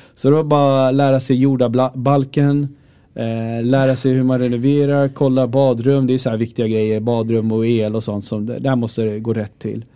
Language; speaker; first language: Swedish; early bilingual, other home language; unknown